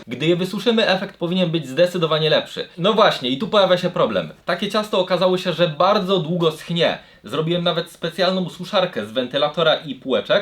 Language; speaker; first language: Polish; native; Polish